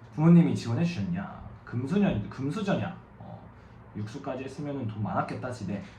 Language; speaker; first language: Korean; native; Korean